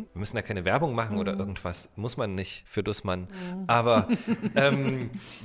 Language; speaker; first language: German; native; German